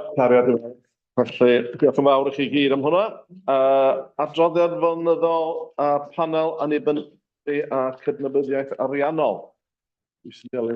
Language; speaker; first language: Welsh; native; Welsh